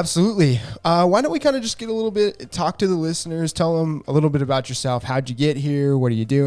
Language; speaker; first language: English; native; English